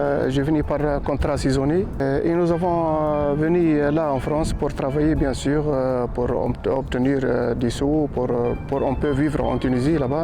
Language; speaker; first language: French; non-native, learner; Arabic